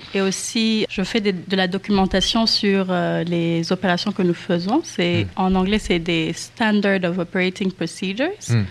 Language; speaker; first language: French; non-native, local second language; Kinyarwanda